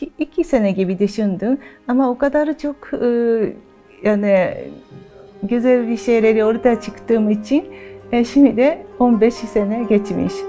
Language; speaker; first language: Turkish; non-native, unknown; Japanese